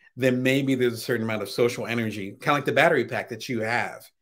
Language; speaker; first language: English; native; English